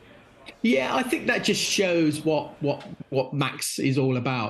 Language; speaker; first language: English; native; English